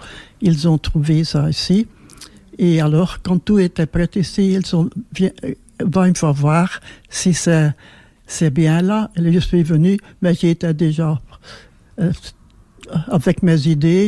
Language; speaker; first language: French; non-native, local second language; Dutch